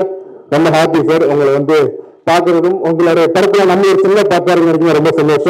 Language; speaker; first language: Tamil; native; Tamil